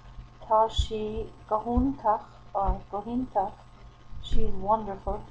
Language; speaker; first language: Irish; non-native, learner; English